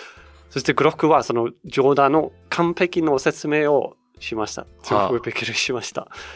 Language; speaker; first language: Japanese; non-native, learner; Danish